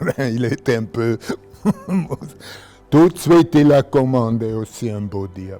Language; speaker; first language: French; non-native, local second language; German